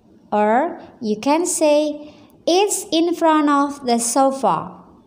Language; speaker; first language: English; non-native, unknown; Indonesian